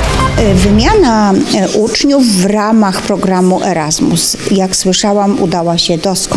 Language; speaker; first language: Polish; native; Polish